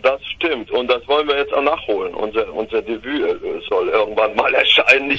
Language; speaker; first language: German; native; German